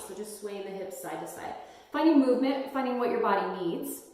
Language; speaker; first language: English; native; English